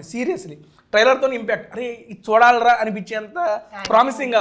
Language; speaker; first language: Telugu; native; Telugu